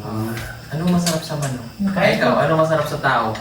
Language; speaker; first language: Filipino; non-native, local second language; Cebuano